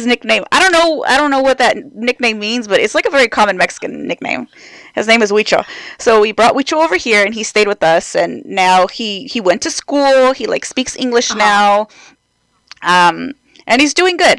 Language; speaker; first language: English; early bilingual, other home language; Spanish